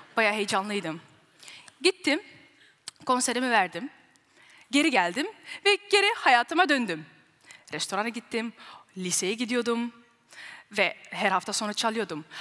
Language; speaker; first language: Turkish; early bilingual, heritage; Turkish